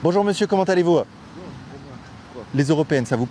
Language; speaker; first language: French; native; French